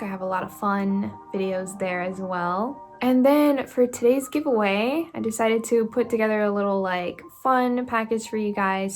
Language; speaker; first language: English; native; English